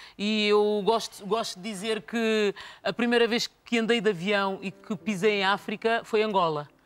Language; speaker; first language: Portuguese; early bilingual, other home language; Kabuverdianu